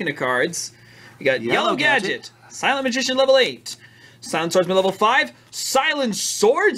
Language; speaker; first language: English; native; English